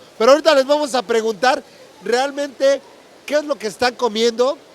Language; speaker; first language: Spanish; native; Spanish